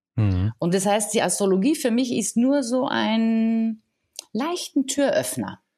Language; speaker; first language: German; non-native, fluent; French